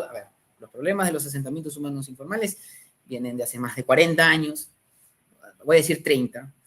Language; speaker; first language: Spanish; native; Spanish